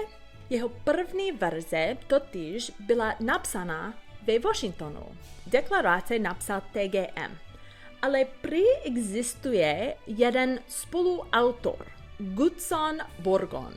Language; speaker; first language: Czech; non-native, learner; English